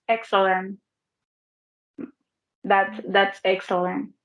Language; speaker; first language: English; non-native, learner; Spanish